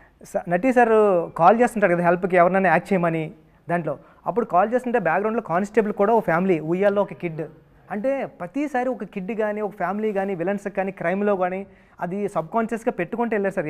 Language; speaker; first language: Telugu; native; Telugu